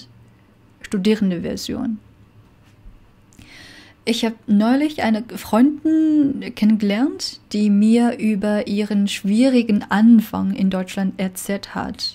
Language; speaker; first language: German; non-native, fluent; Chinese